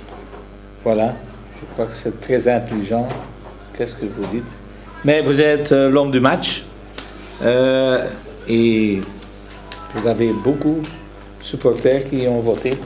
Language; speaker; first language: French; non-native, local second language; Dutch